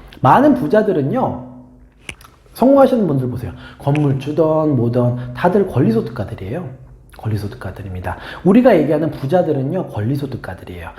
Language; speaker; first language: Korean; native; Korean